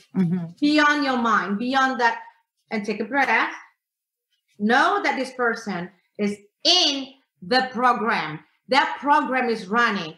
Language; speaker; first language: English; non-native, fluent; Indonesian